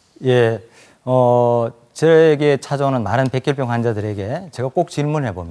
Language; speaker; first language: Korean; native; Korean